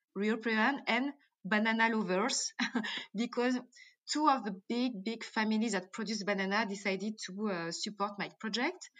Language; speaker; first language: English; non-native, fluent; French